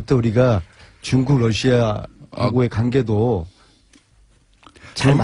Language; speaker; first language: Korean; native; Korean